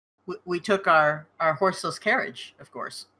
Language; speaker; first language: English; native; English